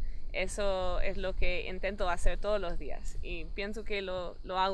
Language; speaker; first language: Spanish; non-native, fluent; English